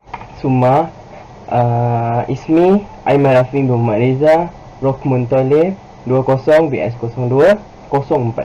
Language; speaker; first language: Arabic; non-native, learner; Malay